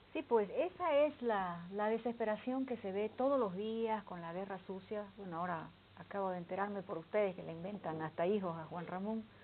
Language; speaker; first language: Spanish; native; Spanish